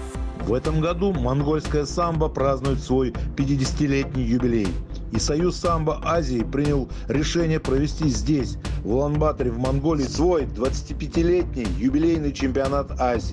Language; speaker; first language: Russian; native; Russian